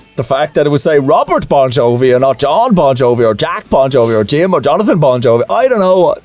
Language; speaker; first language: English; native; English